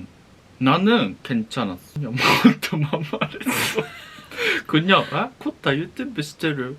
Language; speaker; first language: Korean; non-native, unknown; Japanese